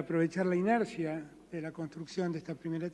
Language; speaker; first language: Spanish; native; Spanish